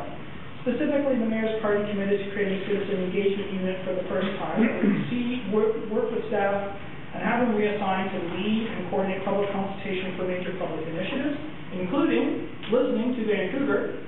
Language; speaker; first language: English; native; English